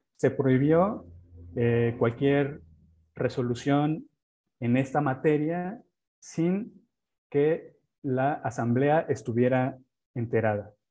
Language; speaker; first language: Spanish; native; Spanish